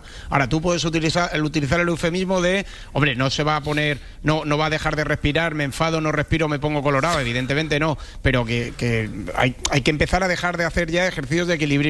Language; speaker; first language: Spanish; native; Spanish